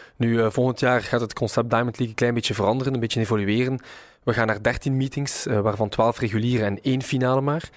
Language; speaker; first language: Dutch; native; Dutch